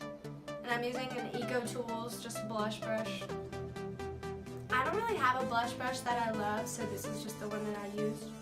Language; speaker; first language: English; native; English